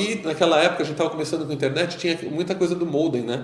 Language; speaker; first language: Portuguese; native; Portuguese